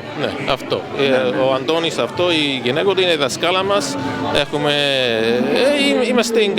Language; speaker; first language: Greek; early bilingual, heritage; Greek